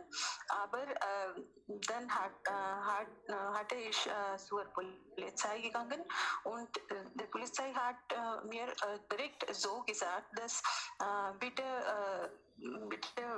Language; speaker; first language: German; non-native, learner; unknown